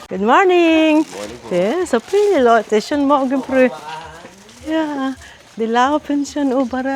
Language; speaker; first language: German; non-native, fluent; Filipino